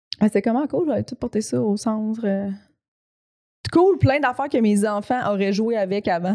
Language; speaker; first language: French; native; French